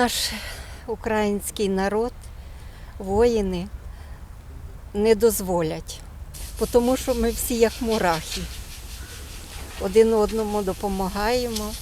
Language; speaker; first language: Ukrainian; non-native, local second language; Russian